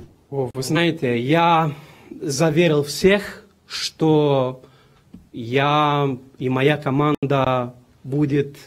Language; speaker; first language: Russian; non-native, local second language; Romanian